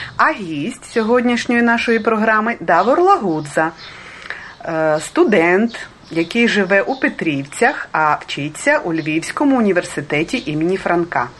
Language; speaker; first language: Ukrainian; early bilingual, heritage; Ukrainian